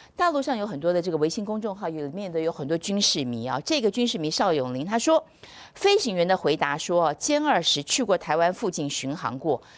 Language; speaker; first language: Chinese; native; Chinese